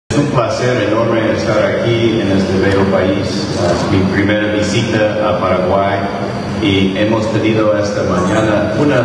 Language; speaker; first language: Spanish; non-native, fluent; English